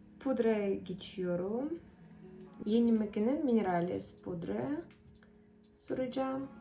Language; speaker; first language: Turkish; non-native, fluent; Russian